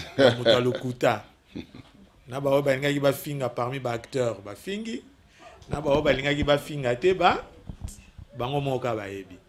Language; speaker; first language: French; non-native, local second language; Lingala